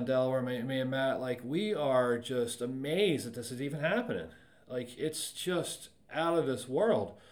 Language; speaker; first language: English; native; English